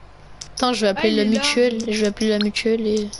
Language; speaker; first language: French; native; French